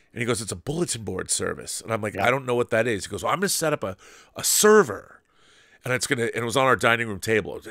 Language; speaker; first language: English; native; English